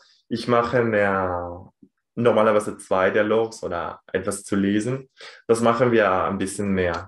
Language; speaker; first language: German; non-native, fluent; Spanish